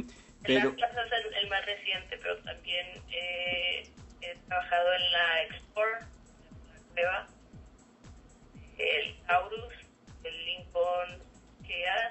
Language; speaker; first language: Spanish; early bilingual, heritage; Spanish